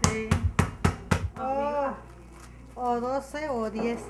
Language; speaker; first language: Spanish; non-native, local second language; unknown